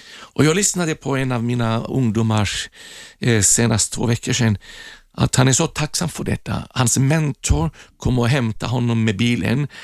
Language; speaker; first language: Swedish; non-native, fluent; Greek